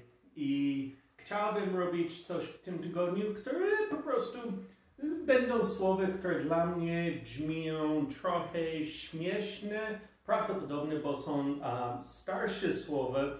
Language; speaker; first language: Polish; non-native, fluent; English